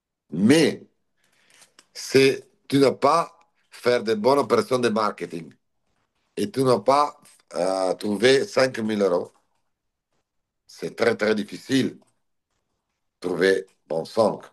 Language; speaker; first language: French; non-native, learner; Italian